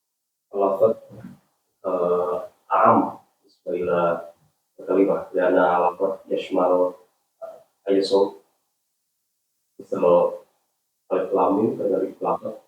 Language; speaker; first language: Arabic; non-native, learner; Indonesian